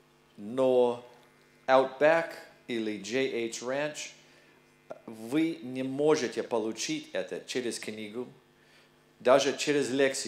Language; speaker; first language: Russian; non-native, learner; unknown